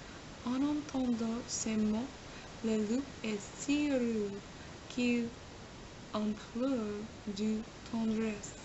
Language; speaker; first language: French; non-native, learner; English